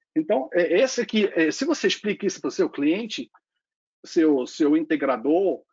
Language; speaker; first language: Portuguese; non-native, fluent; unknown